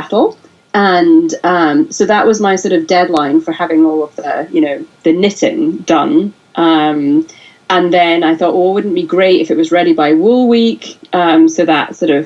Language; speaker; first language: English; native; English